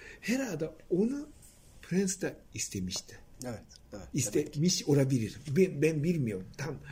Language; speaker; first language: Turkish; non-native, fluent; Japanese